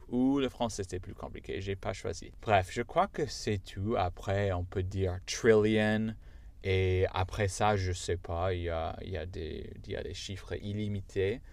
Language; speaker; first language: French; non-native, fluent; English